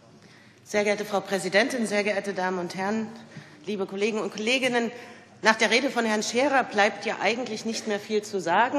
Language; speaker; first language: German; native; German